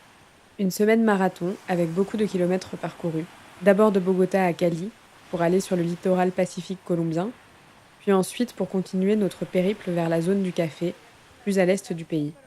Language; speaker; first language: French; native; French